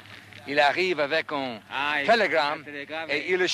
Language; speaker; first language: French; non-native, fluent; English